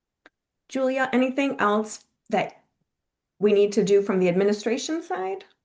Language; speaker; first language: English; native; English